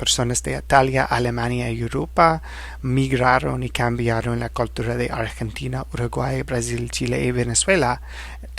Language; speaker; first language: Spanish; non-native, fluent; English